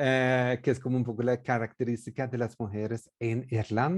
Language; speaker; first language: Spanish; non-native, fluent; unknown